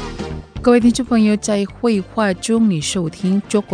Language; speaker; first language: Chinese; non-native, fluent; Indonesian